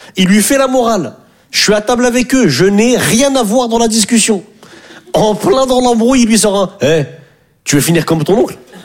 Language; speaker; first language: French; native; French